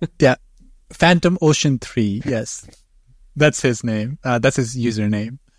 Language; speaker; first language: English; non-native, fluent; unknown